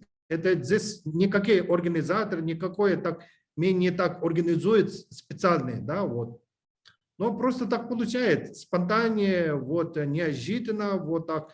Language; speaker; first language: Russian; non-native, learner; English